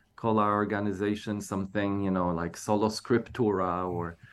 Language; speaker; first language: English; non-native, fluent; Polish